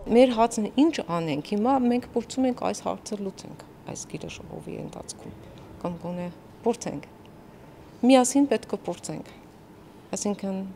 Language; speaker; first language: Armenian; non-native, fluent; German